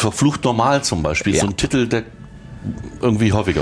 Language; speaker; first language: German; native; German